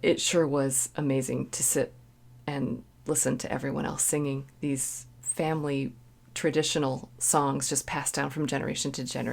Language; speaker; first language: English; native; English